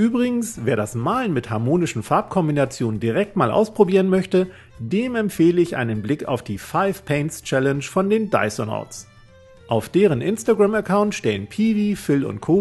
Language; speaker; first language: German; native; German